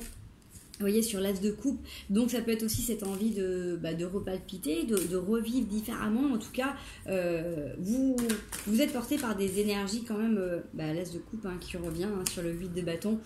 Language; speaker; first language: French; native; French